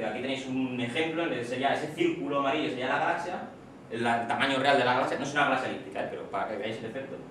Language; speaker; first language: Spanish; native; Spanish